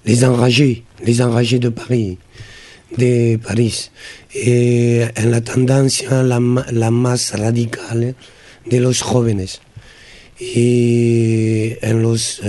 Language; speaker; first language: Spanish; non-native, learner; French